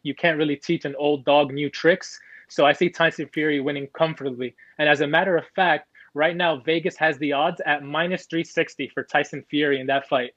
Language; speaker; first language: English; early bilingual, other home language; Spanish